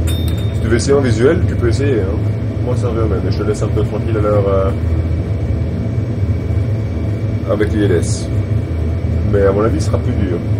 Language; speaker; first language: French; native; French